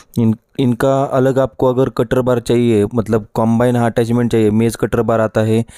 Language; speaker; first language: Hindi; non-native, local second language; Marathi